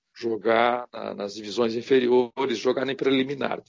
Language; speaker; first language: Portuguese; native; Portuguese